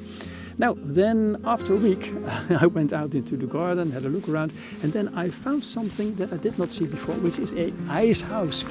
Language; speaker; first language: English; non-native, fluent; Dutch